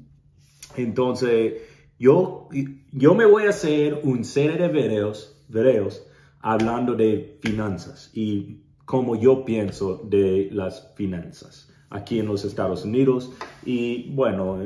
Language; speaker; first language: Spanish; non-native, learner; English